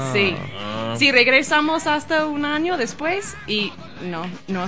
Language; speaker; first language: Spanish; non-native, learner; English